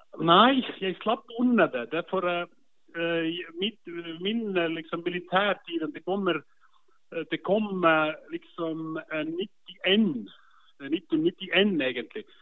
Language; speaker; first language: Norwegian; non-native, fluent; Estonian